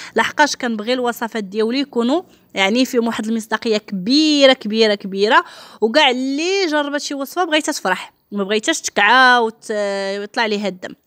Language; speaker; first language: Arabic; native; Arabic